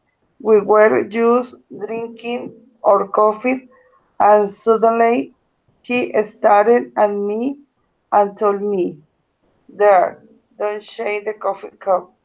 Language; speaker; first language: English; non-native, learner; Spanish